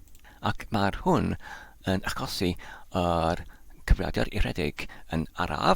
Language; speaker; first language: Welsh; non-native, learner; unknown